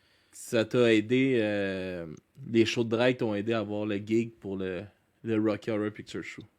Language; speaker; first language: French; native; French